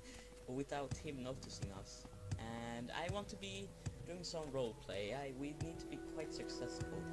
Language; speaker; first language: English; non-native, fluent; Swedish